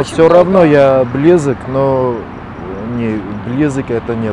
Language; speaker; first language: Russian; non-native, fluent; Armenian